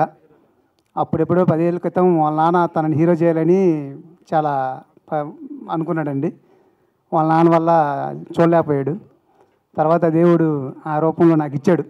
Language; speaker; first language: Telugu; native; Telugu